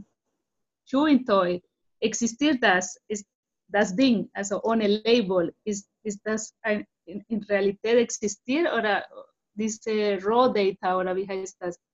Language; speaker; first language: German; non-native, fluent; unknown